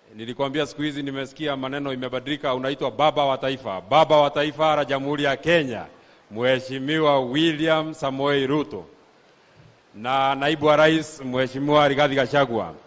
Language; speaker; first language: Swahili; non-native, local second language; Kikuyu